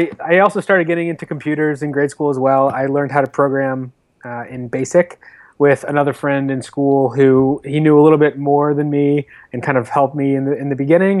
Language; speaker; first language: English; native; English